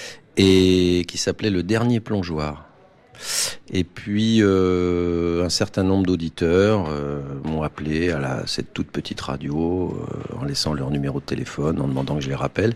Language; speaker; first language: French; native; French